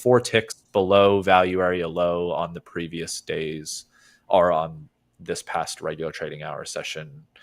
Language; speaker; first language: English; native; English